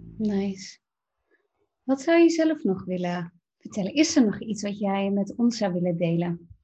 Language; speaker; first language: Dutch; native; Dutch